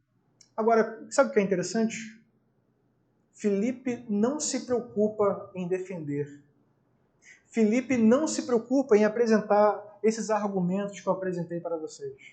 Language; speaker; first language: Portuguese; native; Portuguese